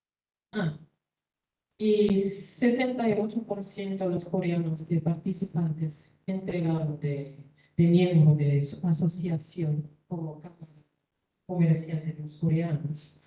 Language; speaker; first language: Spanish; non-native, learner; Korean